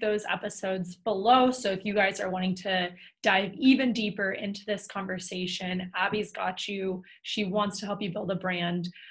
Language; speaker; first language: English; native; English